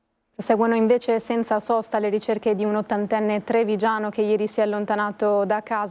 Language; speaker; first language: Italian; native; Italian